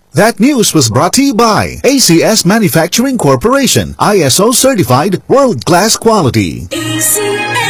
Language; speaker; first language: English; non-native, local second language; Hiligaynon